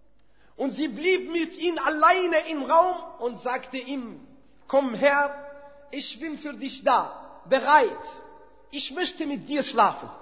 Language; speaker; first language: German; non-native, fluent; Arabic